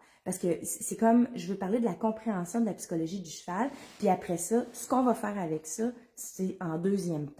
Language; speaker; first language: French; native; French